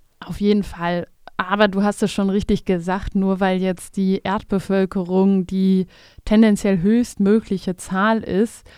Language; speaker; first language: German; native; German